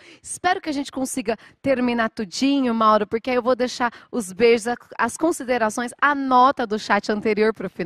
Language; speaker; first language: Portuguese; native; Portuguese